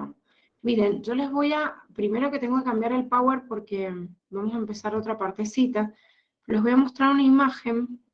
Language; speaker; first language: Spanish; native; Spanish